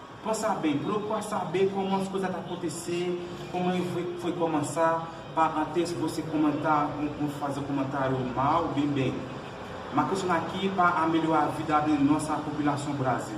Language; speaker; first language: Portuguese; non-native, learner; Haitian Creole